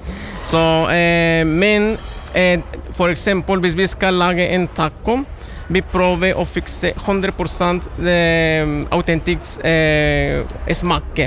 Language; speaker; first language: Norwegian; non-native, learner; Spanish